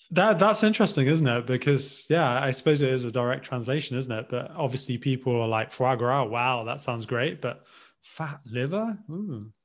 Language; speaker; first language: English; native; English